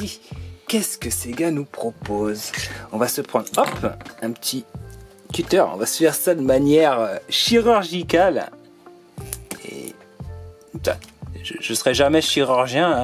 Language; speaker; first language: French; native; French